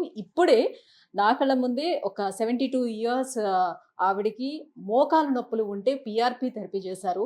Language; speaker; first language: Telugu; native; Telugu